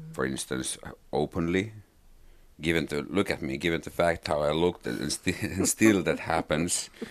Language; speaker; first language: English; non-native, fluent; Finnish